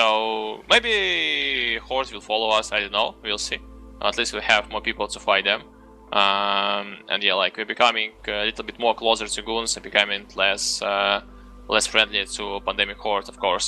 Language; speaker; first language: English; non-native, fluent; Russian